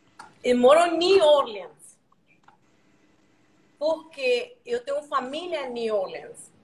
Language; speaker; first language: Portuguese; non-native, learner; Spanish